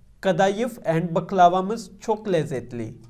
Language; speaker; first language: Turkish; non-native, learner; Urdu